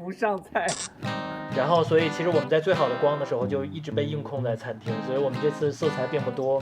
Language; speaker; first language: Chinese; native; Chinese